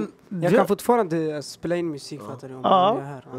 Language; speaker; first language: Swedish; early bilingual, other home language; Albanian